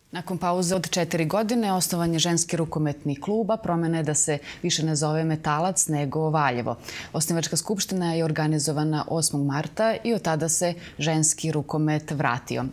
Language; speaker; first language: Bosnian; native; Bosnian